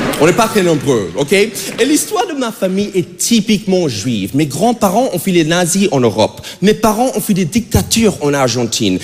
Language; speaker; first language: French; non-native, fluent; English